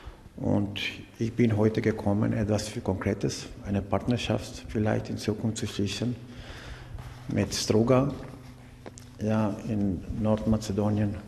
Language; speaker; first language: German; non-native, learner; Macedonian